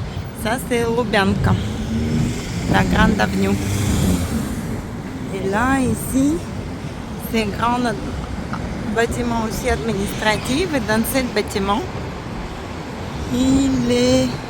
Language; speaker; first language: French; non-native, fluent; Russian